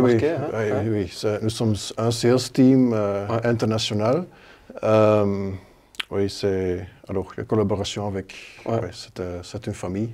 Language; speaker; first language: French; non-native, local second language; Dutch